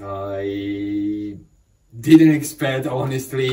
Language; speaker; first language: English; non-native, fluent; Italian